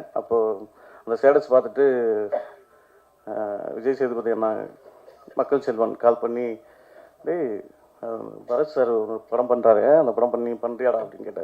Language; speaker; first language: Tamil; native; Tamil